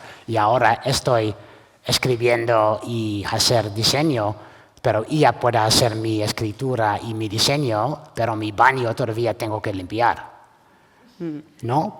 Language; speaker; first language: Spanish; non-native, fluent; Dutch